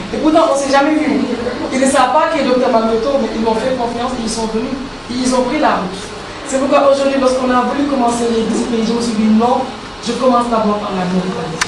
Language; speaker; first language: French; non-native, local second language; Wolof